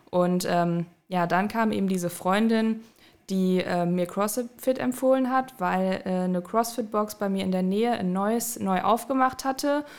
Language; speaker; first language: German; native; German